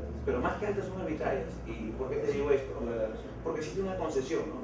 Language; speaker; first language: Spanish; native; Spanish